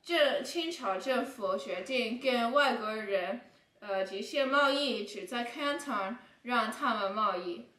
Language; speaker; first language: Chinese; non-native, learner; English